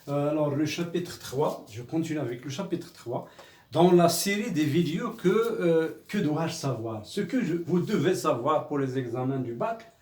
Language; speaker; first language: French; non-native, local second language; Arabic